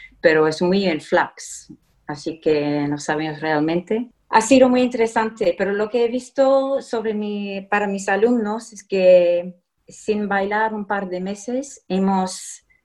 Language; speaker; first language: Spanish; non-native, fluent; English